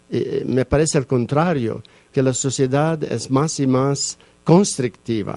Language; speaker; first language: Spanish; non-native, fluent; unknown